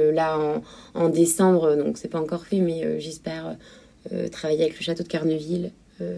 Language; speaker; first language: French; native; French